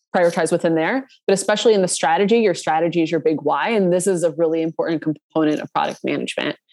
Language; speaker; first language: English; native; English